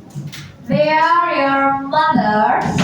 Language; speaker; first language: English; non-native, learner; Indonesian